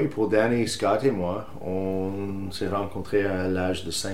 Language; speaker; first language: French; non-native, fluent; English